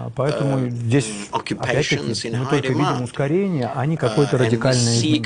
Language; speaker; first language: Russian; native; Russian